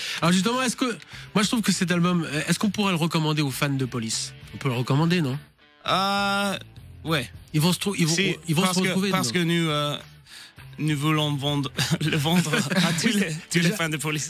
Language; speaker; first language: French; native; French